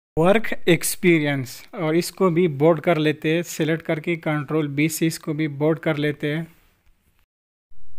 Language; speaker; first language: Urdu; non-native, local second language; Pashto